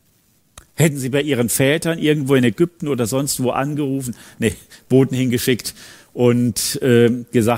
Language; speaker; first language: German; native; German